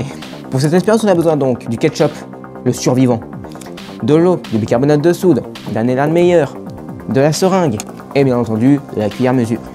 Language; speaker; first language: French; native; French